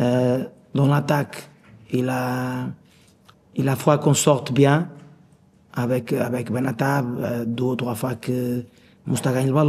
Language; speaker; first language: French; non-native, learner; Portuguese